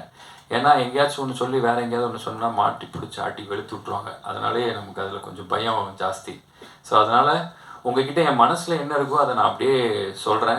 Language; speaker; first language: Tamil; native; Tamil